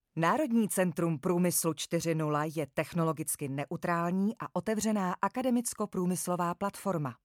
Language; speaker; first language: Czech; native; Czech